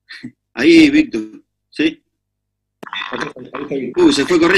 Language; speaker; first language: Spanish; native; Spanish